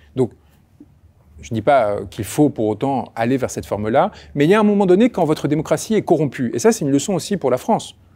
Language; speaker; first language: French; early bilingual, other home language; Spanish